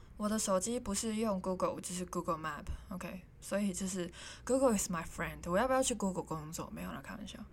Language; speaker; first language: Chinese; non-native, local second language; Cantonese